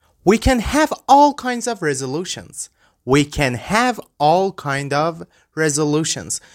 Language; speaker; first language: English; non-native, fluent; Persian